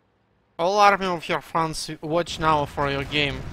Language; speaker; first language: English; non-native, learner; Russian